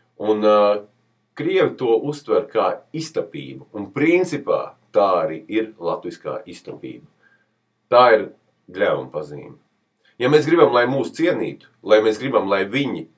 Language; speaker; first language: Latvian; native; Latvian